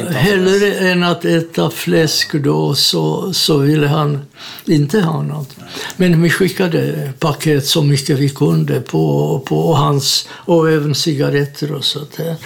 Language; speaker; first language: Swedish; non-native, fluent; Czech